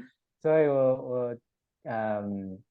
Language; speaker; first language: Chinese; early bilingual, heritage; English